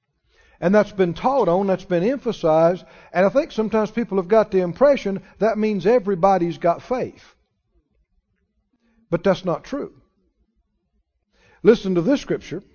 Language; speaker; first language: English; native; English